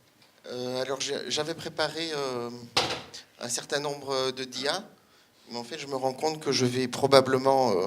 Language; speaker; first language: French; native; French